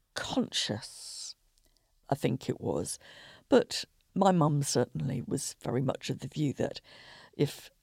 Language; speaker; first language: English; native; English